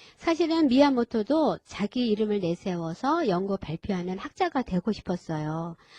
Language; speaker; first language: Korean; native; Korean